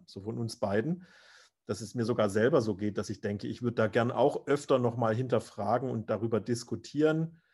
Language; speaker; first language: German; native; German